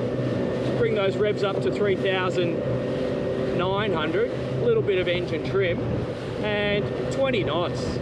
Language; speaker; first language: English; native; English